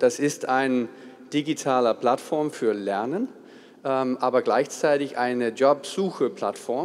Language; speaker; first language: German; non-native, fluent; Danish